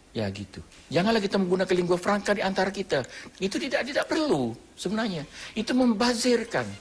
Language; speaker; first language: Malay; non-native, fluent; Thai